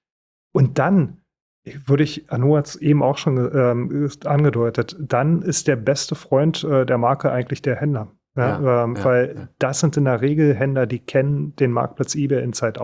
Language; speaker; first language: German; native; German